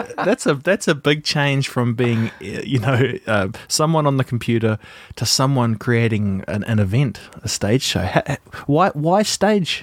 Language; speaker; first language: English; native; English